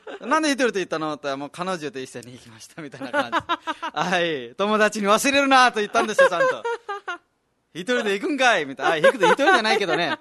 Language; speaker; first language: Japanese; non-native, fluent; Nepali